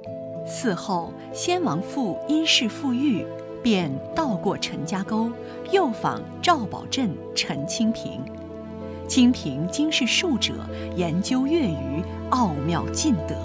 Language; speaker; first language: Chinese; native; Chinese